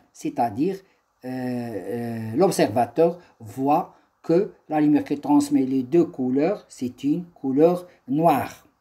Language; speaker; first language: French; non-native, local second language; Arabic